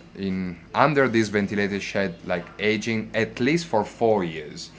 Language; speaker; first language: English; non-native, fluent; Italian